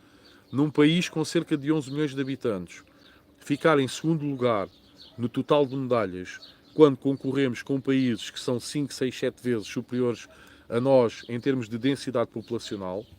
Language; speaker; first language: Portuguese; native; Portuguese